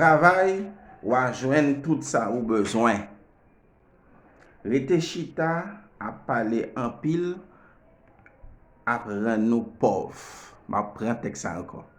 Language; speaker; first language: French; non-native, learner; Haitian Creole